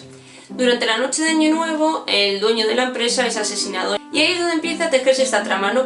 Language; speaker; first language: Spanish; native; Spanish